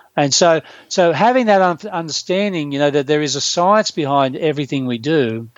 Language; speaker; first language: English; native; English